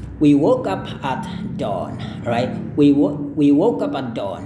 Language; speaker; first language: English; non-native, fluent; Indonesian